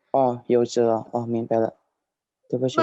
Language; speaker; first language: Chinese; non-native, learner; Indonesian